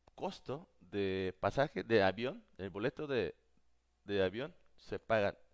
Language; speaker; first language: Spanish; non-native, fluent; Korean